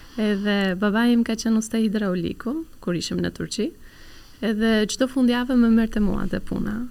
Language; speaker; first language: Albanian; early bilingual, heritage; Albanian